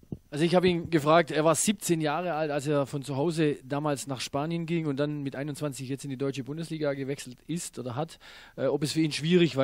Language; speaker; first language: German; native; German